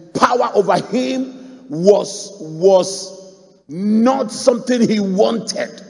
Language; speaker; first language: English; non-native, local second language; Akan